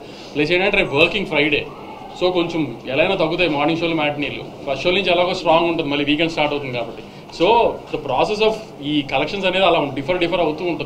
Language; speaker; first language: Telugu; native; Telugu